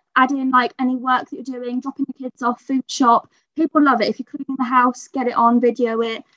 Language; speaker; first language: English; native; English